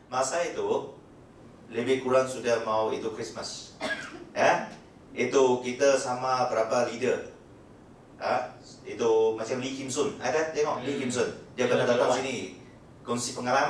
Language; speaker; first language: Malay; non-native, local second language; Chinese